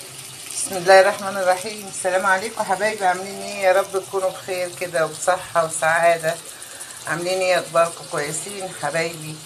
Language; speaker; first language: Arabic; native; Arabic